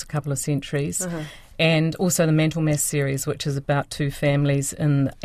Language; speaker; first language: English; native; English